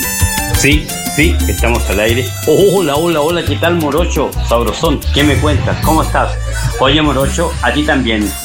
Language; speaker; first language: Spanish; native; Spanish